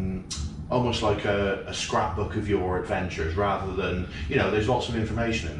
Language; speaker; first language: English; native; English